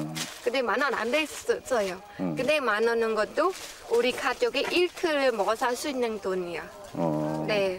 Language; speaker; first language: Korean; non-native, learner; Khmer